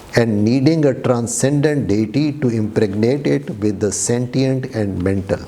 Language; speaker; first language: English; non-native, local second language; Urdu